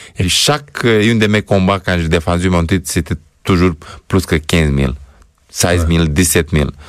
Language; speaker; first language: French; non-native, fluent; Romanian